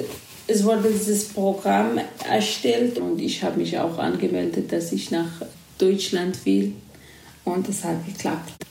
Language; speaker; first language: German; non-native, fluent; Kurdish